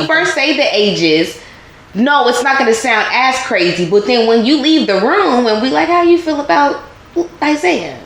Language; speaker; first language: English; native; English